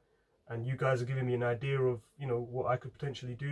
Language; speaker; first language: English; native; English